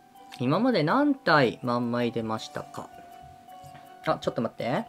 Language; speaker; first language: Japanese; native; Japanese